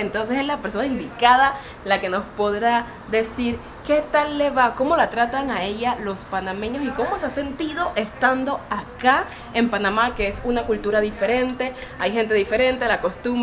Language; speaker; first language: Spanish; native; Spanish